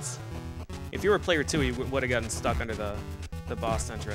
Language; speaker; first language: English; native; English